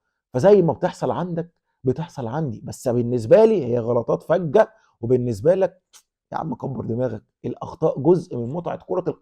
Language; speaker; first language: Arabic; native; Arabic